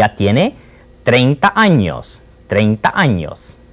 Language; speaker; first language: Spanish; non-native, fluent; English